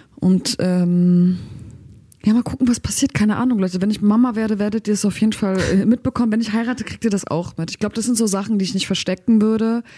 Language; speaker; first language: German; early bilingual, other home language; Turkish